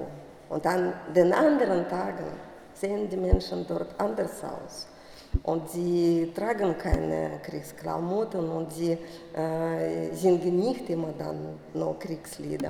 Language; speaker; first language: German; non-native, fluent; Russian